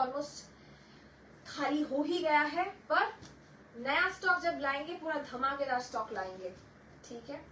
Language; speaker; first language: Hindi; non-native, local second language; Bangla